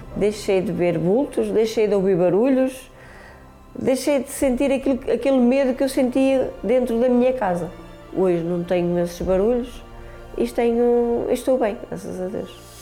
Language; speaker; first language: Portuguese; early bilingual, other home language; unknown